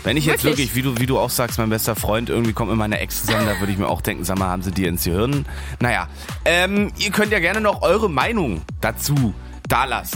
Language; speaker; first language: German; native; German